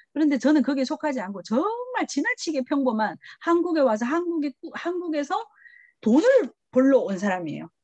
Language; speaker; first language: Korean; early bilingual, heritage; Korean